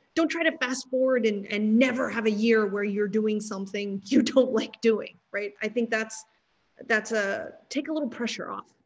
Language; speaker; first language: English; native; English